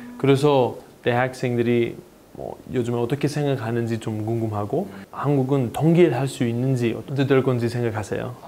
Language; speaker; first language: Korean; non-native, fluent; Greek